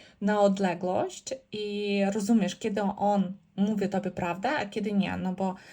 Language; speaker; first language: Polish; non-native, learner; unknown